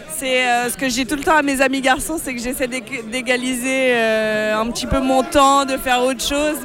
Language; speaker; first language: French; native; French